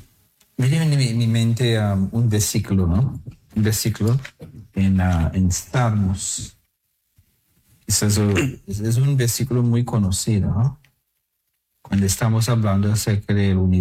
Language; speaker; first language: Spanish; non-native, fluent; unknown